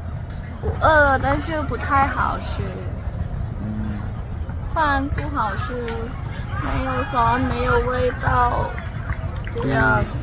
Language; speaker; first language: Chinese; non-native, learner; Indonesian